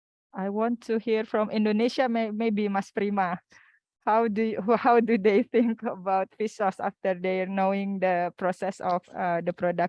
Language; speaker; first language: English; non-native, fluent; Indonesian